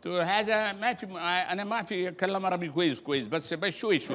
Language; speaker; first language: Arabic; non-native, learner; Urdu